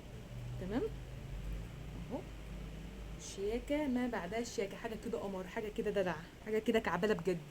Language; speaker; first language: Arabic; native; Arabic